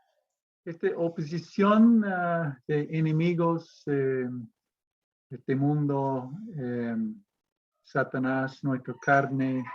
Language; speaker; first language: Spanish; non-native, fluent; English